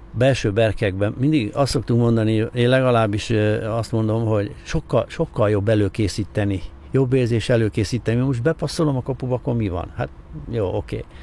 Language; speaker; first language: Hungarian; native; Hungarian